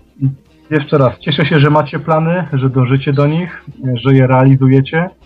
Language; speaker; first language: Polish; native; Polish